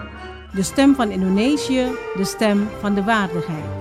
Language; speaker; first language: Dutch; non-native, fluent; Indonesian